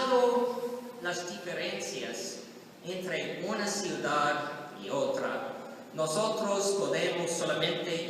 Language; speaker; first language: Spanish; non-native, learner; English